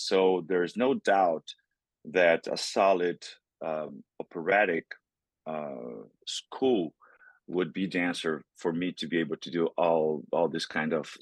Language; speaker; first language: English; non-native, fluent; Portuguese